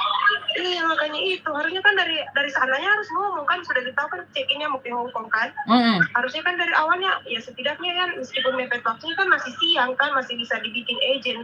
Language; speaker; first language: Indonesian; native; Indonesian